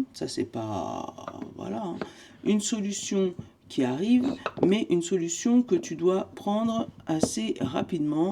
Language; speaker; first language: French; native; French